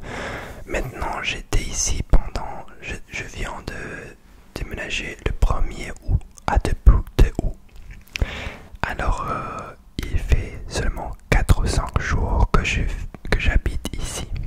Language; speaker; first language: French; non-native, learner; English